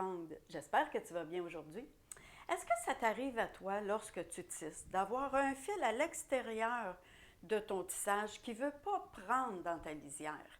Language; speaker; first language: French; native; French